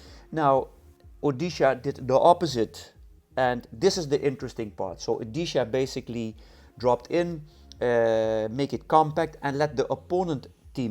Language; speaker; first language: English; non-native, fluent; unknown